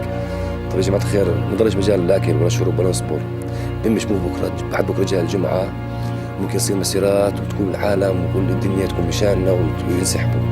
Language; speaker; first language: Arabic; native; Arabic